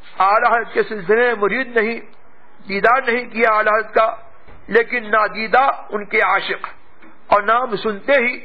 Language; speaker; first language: Urdu; native; Urdu